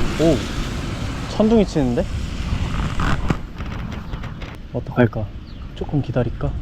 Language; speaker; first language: Korean; native; Korean